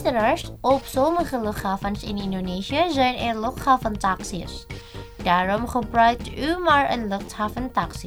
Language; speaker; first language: Dutch; non-native, fluent; Indonesian